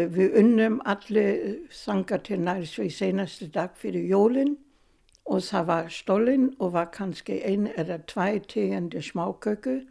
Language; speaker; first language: Icelandic; non-native, fluent; German